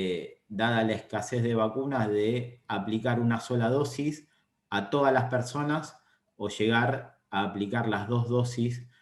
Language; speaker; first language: Spanish; native; Spanish